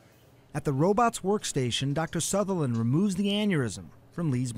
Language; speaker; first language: English; native; English